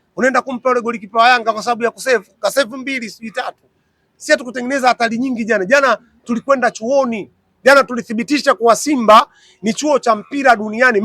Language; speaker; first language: Swahili; native; Swahili